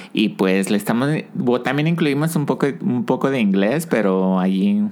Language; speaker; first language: Spanish; early bilingual, heritage; Spanish